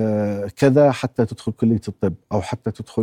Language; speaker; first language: Arabic; native; Arabic